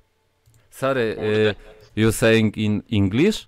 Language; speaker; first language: English; non-native, learner; Polish